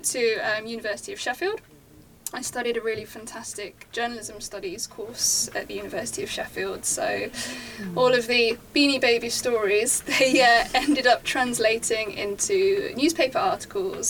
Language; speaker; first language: English; native; English